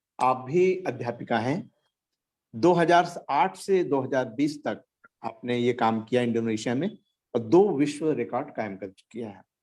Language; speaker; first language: Hindi; native; Hindi